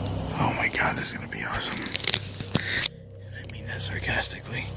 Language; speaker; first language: English; native; English